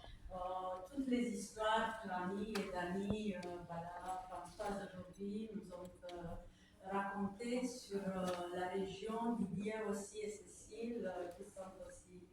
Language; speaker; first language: French; non-native, fluent; Romanian